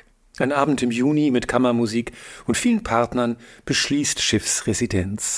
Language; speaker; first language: German; native; German